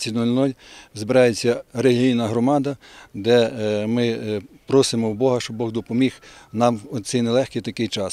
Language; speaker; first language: Ukrainian; native; Ukrainian